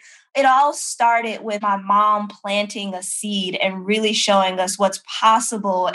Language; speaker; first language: English; native; English